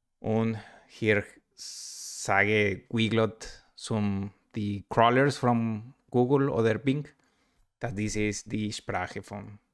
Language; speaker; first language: German; non-native, learner; Spanish